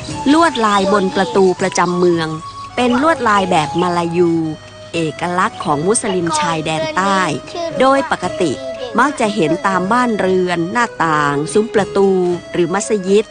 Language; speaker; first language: Thai; native; Thai